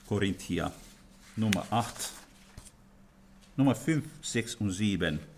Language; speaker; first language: German; non-native, fluent; Finnish